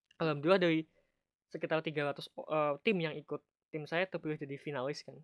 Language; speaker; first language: Indonesian; native; Indonesian